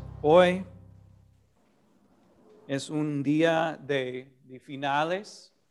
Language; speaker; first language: Spanish; non-native, fluent; English